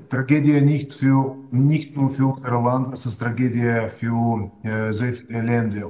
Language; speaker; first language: German; non-native, fluent; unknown